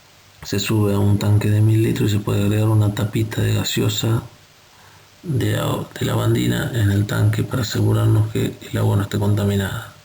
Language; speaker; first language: Spanish; native; Spanish